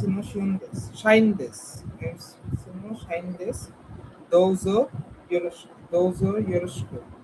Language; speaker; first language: Japanese; non-native, learner; Bangla